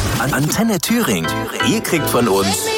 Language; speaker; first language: German; native; German